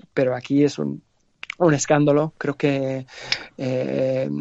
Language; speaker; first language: Spanish; non-native, fluent; English